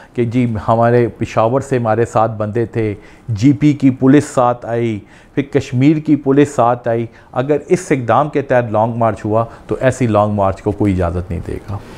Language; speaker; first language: Urdu; non-native, local second language; Punjabi